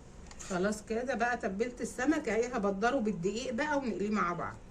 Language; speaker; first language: Arabic; native; Arabic